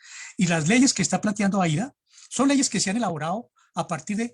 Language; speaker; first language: Spanish; native; Spanish